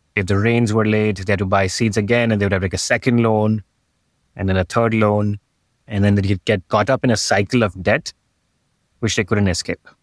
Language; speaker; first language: English; non-native, local second language; Hindi